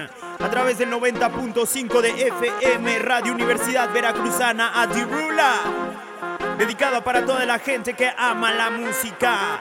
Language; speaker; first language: Spanish; native; Spanish